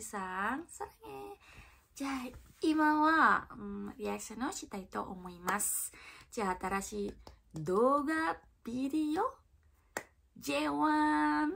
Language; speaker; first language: Japanese; non-native, learner; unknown